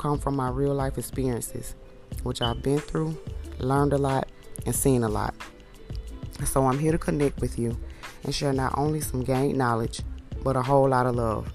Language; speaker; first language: English; native; English